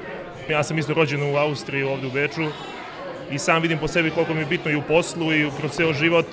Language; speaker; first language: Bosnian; early bilingual, heritage; Bosnian